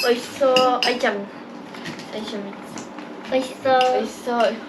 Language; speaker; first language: Japanese; early bilingual, other home language; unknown